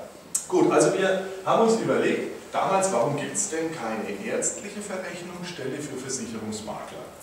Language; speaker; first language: German; native; German